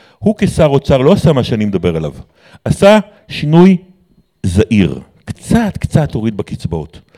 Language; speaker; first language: Hebrew; native; Hebrew